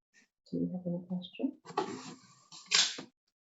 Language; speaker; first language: English; non-native, local second language; Indonesian